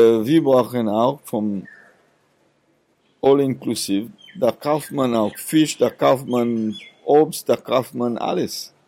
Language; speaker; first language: German; non-native, fluent; Seselwa Creole French